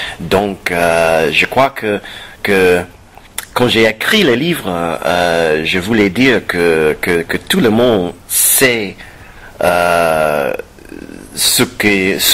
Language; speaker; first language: French; non-native, fluent; English